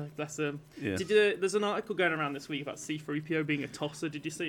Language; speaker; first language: English; native; English